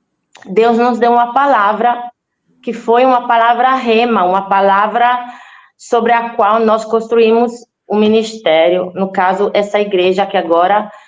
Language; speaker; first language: Portuguese; non-native, fluent; Italian